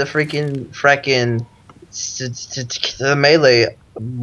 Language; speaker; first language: English; native; English